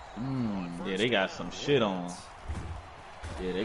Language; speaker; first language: English; native; English